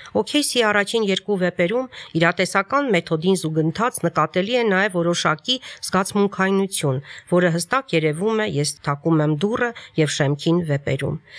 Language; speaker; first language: Armenian; native; Armenian